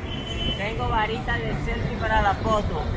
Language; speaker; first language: Spanish; native; Spanish